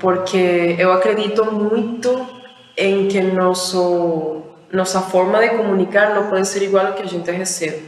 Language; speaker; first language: Portuguese; non-native, fluent; Spanish